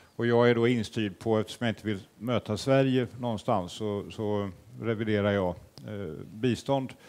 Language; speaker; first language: Swedish; native; Swedish